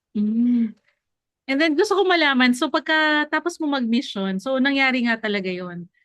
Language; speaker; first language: Filipino; native; Filipino